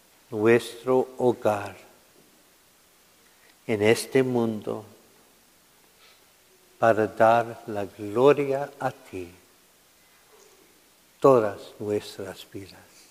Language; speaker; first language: Spanish; non-native, learner; English